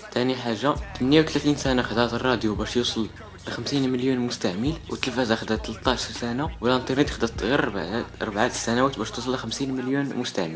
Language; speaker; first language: Arabic; native; Arabic